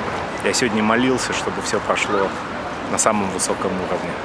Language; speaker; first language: Russian; native; Russian